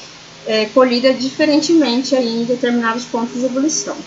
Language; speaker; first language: Portuguese; native; Portuguese